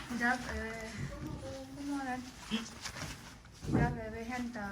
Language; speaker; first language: Swedish; non-native, learner; Thai